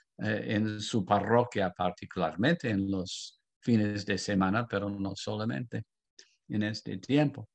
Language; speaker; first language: Spanish; non-native, fluent; English